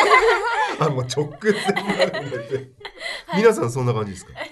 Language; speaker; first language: Japanese; native; Japanese